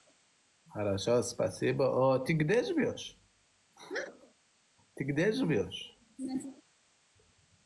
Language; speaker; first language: Russian; non-native, learner; Turkmen